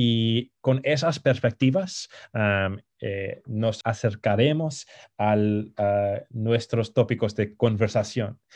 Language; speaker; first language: Spanish; non-native, fluent; English